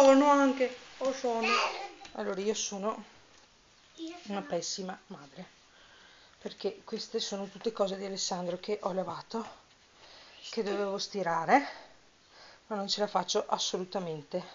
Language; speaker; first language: Italian; native; Italian